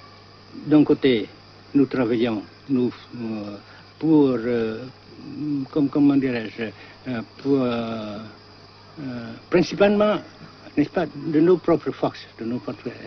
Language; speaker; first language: French; non-native, local second language; Vietnamese